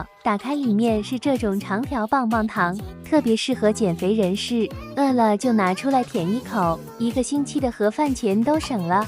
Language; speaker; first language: Chinese; native; Chinese